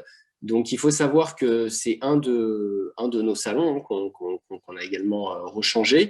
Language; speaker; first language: French; native; French